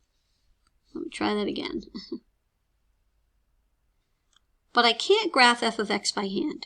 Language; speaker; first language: English; native; English